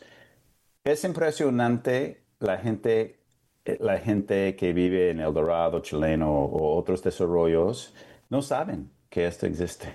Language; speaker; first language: Spanish; non-native, fluent; English